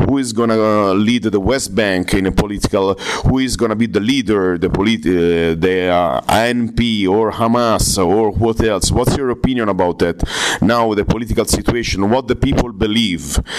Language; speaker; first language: English; non-native, fluent; Italian